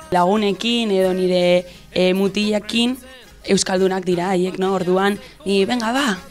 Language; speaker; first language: Basque; non-native, local second language; Spanish